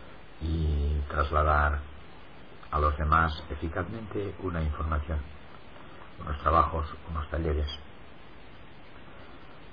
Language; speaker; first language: Spanish; native; Spanish